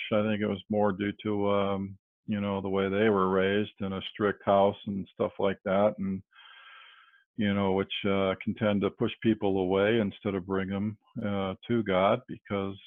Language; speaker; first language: English; native; English